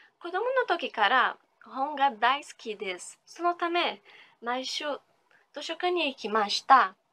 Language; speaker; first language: Japanese; non-native, learner; Portuguese